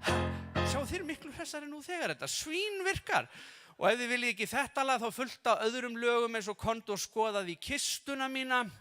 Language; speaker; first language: Icelandic; native; Icelandic